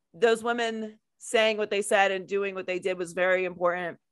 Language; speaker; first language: English; native; English